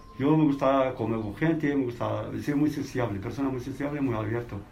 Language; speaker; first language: Spanish; non-native, learner; Arabic